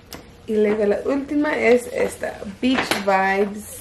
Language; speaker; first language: Spanish; early bilingual, heritage; Spanish